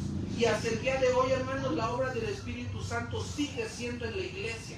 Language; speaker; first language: Spanish; native; Spanish